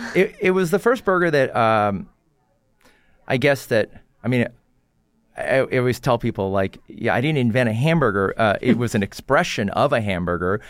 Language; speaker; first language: English; early bilingual, other home language; Korean